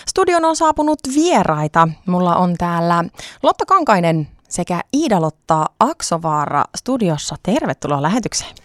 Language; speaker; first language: Finnish; native; Finnish